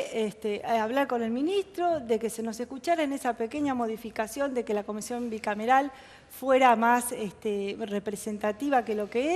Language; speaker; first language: Spanish; native; Spanish